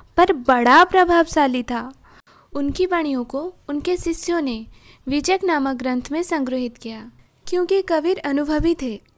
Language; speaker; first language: Hindi; non-native, local second language; Odia